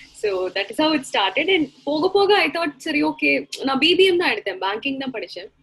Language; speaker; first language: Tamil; non-native, local second language; Malayalam